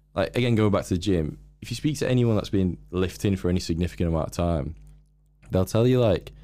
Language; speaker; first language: English; native; English